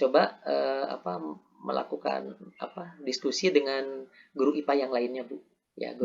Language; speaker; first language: Indonesian; native; Indonesian